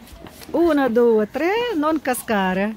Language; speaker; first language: Italian; non-native, learner; Russian